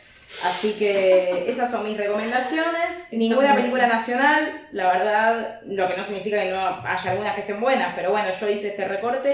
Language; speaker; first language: Spanish; native; Spanish